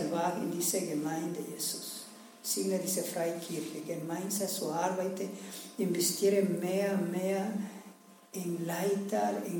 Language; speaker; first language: German; non-native, learner; Spanish